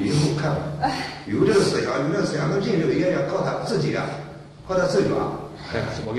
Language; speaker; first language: Chinese; native; Chinese